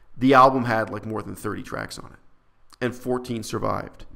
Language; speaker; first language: English; native; English